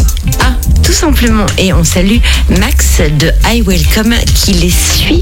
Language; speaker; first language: French; native; French